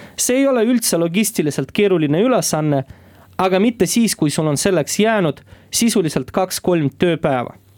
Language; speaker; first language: Estonian; non-native, local second language; Russian